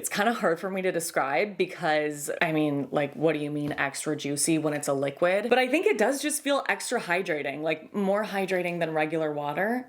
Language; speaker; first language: English; native; English